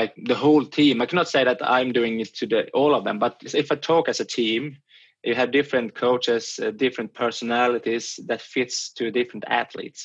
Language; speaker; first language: English; non-native, fluent; Swedish